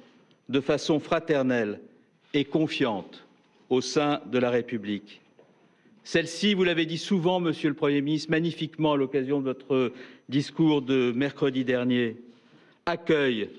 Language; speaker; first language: French; native; French